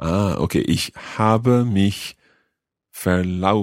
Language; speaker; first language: German; non-native, learner; English